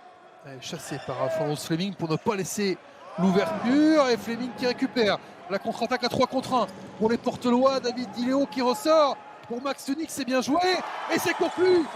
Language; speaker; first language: French; native; French